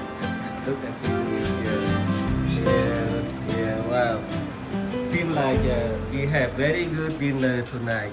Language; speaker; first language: English; non-native, learner; Vietnamese